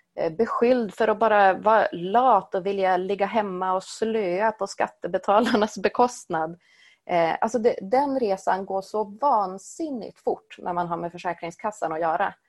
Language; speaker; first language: Swedish; native; Swedish